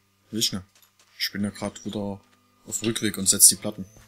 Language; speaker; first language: German; native; German